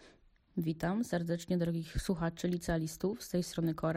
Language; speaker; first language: Polish; native; Polish